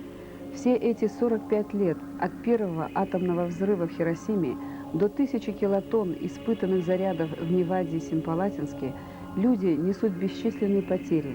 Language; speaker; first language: Russian; native; Russian